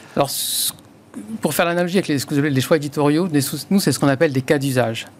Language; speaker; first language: French; native; French